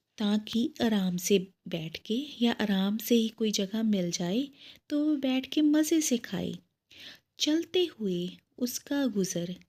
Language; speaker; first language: Hindi; non-native, local second language; Punjabi